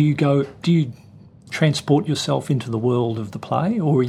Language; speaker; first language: English; native; English